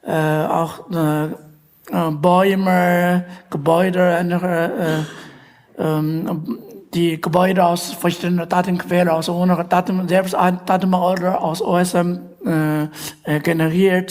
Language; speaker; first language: German; non-native, learner; Chinese